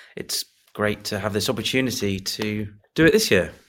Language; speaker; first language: English; native; English